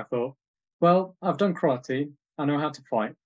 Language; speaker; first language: English; native; English